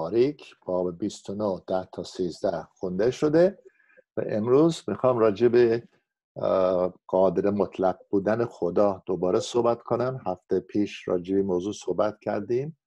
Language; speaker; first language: Persian; non-native, fluent; English